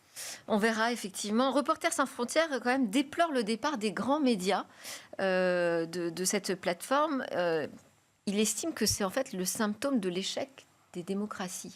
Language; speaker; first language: French; native; French